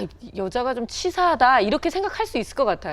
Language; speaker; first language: Korean; native; Korean